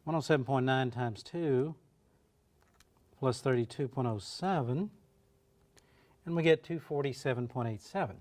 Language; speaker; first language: English; native; English